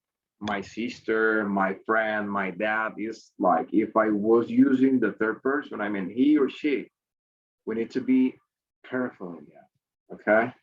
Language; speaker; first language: English; non-native, fluent; Spanish